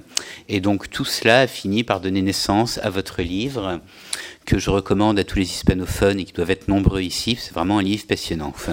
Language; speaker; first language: French; native; French